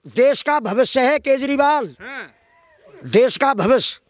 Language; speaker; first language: Hindi; native; Hindi